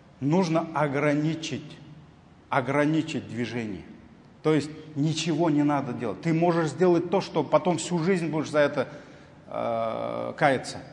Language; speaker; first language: Russian; non-native, local second language; Tatar